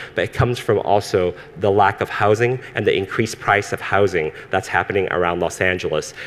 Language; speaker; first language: English; early bilingual, other home language; Cantonese